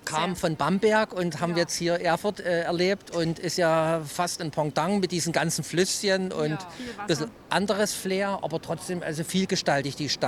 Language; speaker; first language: German; native; German